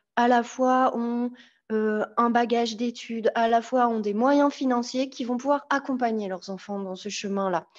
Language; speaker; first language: French; native; French